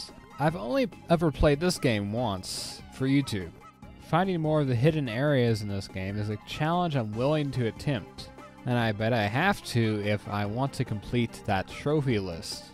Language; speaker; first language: English; native; English